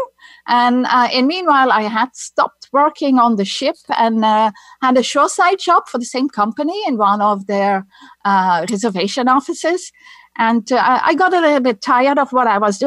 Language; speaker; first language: English; non-native, fluent; Dutch